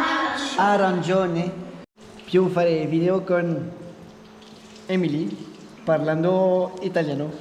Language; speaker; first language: Italian; non-native, learner; French